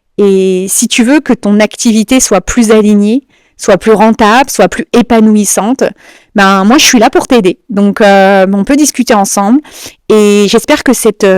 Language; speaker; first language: French; native; French